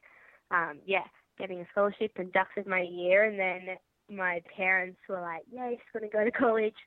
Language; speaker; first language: English; native; English